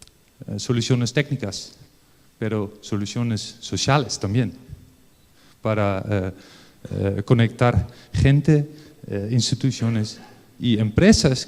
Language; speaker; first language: Spanish; non-native, learner; Dutch